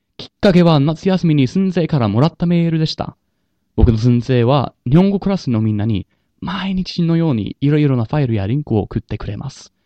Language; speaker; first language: Japanese; non-native, learner; English